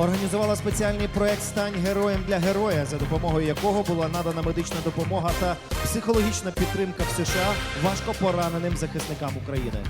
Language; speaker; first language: Ukrainian; native; Ukrainian